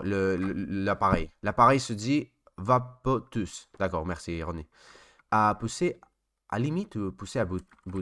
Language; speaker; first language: French; non-native, learner; Spanish